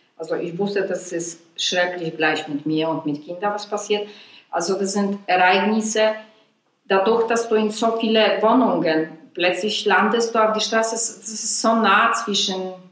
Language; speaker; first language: German; non-native, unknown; Polish